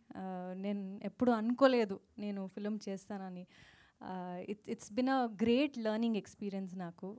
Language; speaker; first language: Telugu; non-native, local second language; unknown